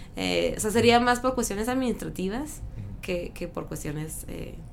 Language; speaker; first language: Spanish; non-native, fluent; French